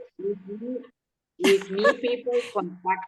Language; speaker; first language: English; non-native, local second language; Spanish